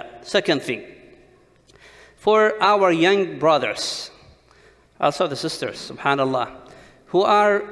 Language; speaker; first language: English; non-native, fluent; Arabic